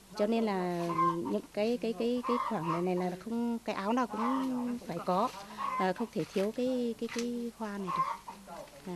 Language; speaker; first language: Vietnamese; non-native, local second language; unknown